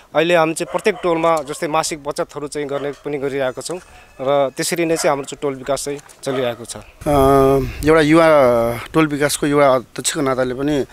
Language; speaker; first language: Nepali; native; Nepali